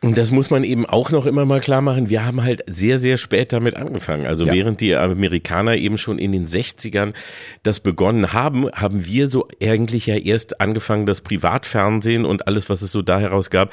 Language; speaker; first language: German; native; German